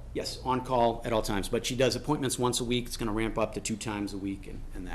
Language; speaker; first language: English; native; English